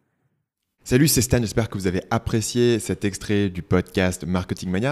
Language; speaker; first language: French; native; French